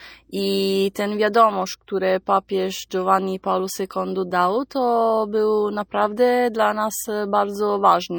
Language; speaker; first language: Polish; non-native, fluent; Italian